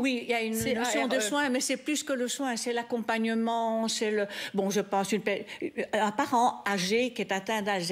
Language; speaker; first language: French; native; French